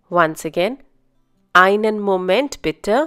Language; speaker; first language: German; non-native, fluent; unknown